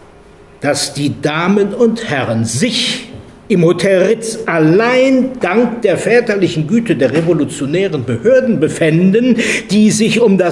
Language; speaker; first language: German; native; German